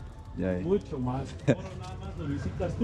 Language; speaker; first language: Spanish; native; Spanish